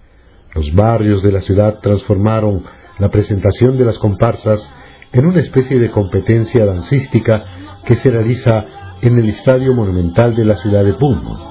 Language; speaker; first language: Spanish; native; Spanish